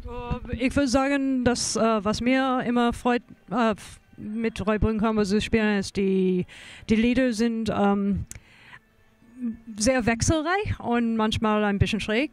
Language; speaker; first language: German; non-native, fluent; English